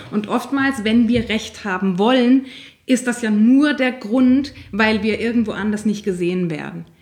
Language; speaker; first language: German; native; German